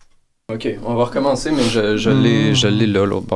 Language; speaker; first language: French; native; French